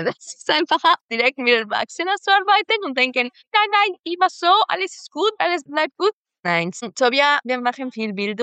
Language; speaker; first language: German; non-native, fluent; Spanish